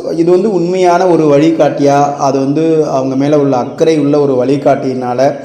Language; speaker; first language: Tamil; native; Tamil